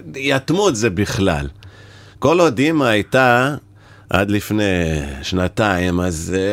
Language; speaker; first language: Hebrew; native; Hebrew